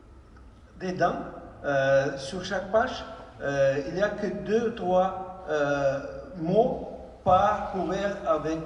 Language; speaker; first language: French; non-native, fluent; Ukrainian